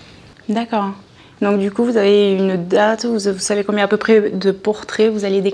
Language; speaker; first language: French; native; French